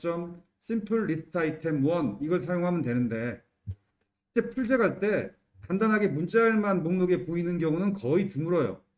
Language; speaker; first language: Korean; native; Korean